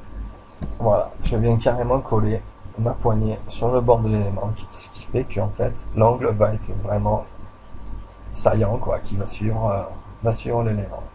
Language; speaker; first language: French; native; French